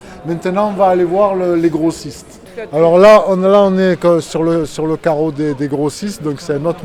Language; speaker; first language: French; native; French